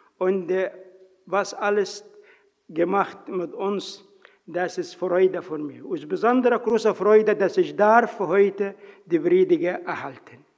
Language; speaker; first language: German; non-native, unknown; Arabic